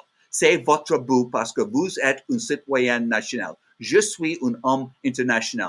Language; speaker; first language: French; non-native, learner; English